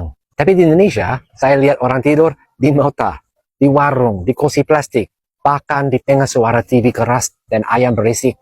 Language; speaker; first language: Indonesian; non-native, fluent; English